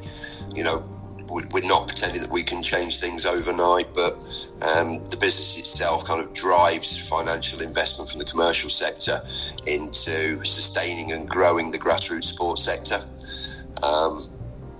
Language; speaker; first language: English; native; English